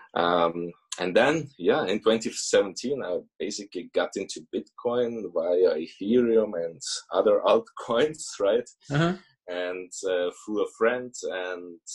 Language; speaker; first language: English; early bilingual, other home language; Russian